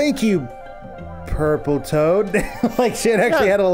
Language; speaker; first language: English; native; English